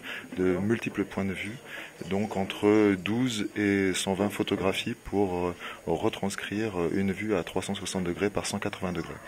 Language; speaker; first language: French; native; French